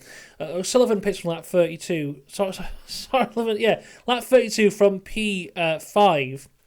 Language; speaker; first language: English; native; English